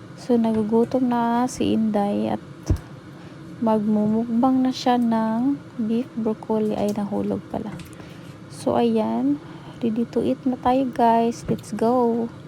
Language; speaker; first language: Filipino; non-native, local second language; Cebuano